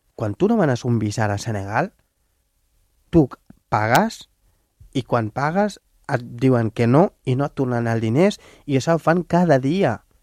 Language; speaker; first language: Catalan; non-native, fluent; Wolof